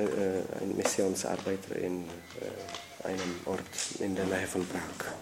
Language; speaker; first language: German; non-native, fluent; Czech